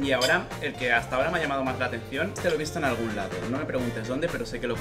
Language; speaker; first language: Spanish; native; Spanish